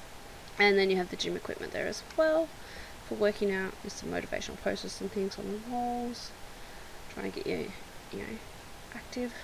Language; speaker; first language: English; native; English